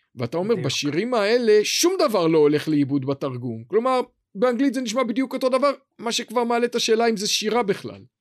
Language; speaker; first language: Hebrew; native; Hebrew